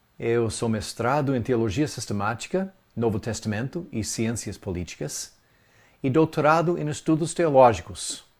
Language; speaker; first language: Portuguese; non-native, fluent; English